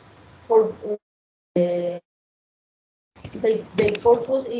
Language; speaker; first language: English; non-native, learner; Spanish